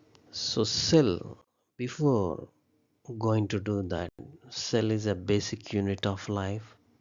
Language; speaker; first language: English; non-native, local second language; Telugu